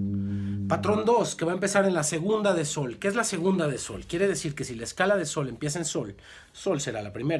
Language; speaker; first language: Spanish; native; Spanish